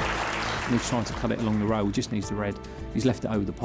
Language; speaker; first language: English; native; English